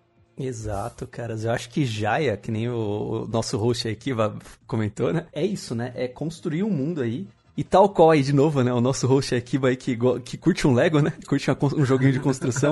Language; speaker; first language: Portuguese; native; Portuguese